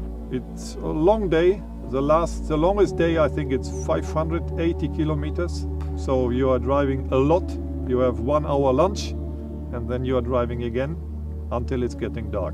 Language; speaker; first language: English; non-native, fluent; German